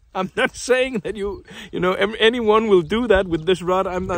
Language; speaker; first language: English; non-native, fluent; Danish